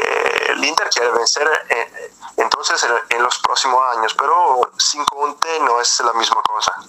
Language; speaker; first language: Spanish; non-native, fluent; Italian